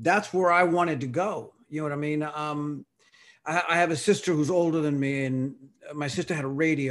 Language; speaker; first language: English; early bilingual, other home language; Spanish